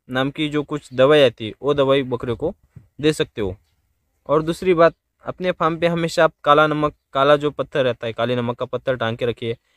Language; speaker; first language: Hindi; non-native, local second language; Marathi